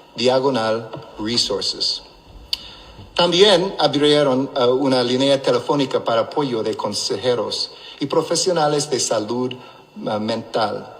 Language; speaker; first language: Spanish; non-native, local second language; English